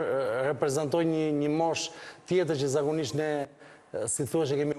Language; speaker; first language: Albanian; native; Albanian